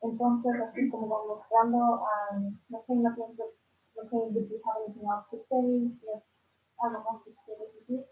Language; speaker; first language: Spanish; early bilingual, other home language; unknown